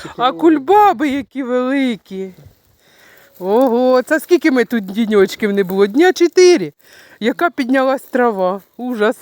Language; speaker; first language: Ukrainian; native; Ukrainian